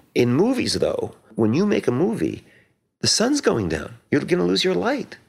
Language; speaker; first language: English; native; English